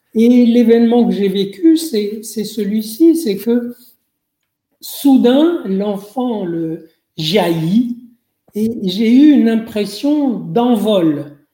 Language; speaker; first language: French; non-native, local second language; Arabic